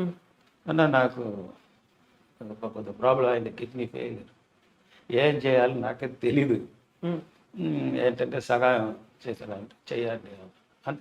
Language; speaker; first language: Telugu; non-native, local second language; Tamil